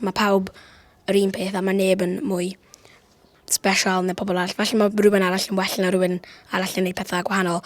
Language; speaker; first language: Welsh; native; Welsh